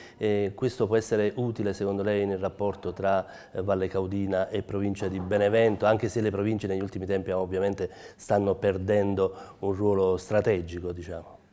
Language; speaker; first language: Italian; native; Italian